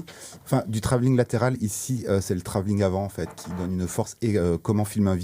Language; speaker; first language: French; native; French